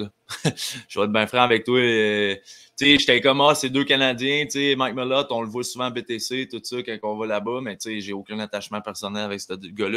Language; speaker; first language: French; native; French